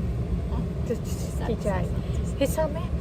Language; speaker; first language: Japanese; non-native, learner; Filipino